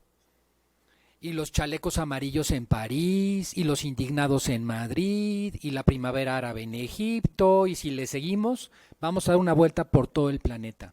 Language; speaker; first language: Spanish; native; Spanish